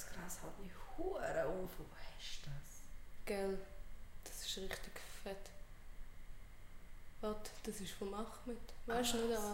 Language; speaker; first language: German; native; German